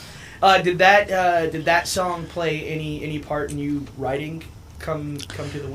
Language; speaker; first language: English; native; English